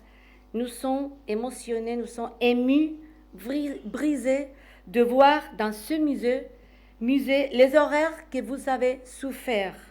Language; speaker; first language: French; non-native, fluent; Spanish